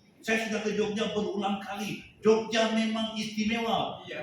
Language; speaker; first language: Indonesian; non-native, fluent; Tamil